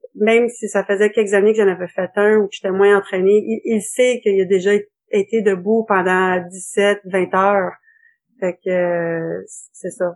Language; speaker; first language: French; native; French